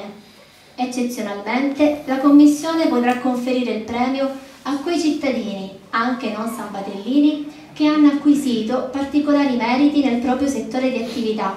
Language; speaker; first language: Italian; native; Italian